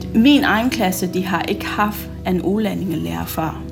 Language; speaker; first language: Danish; non-native, fluent; Malay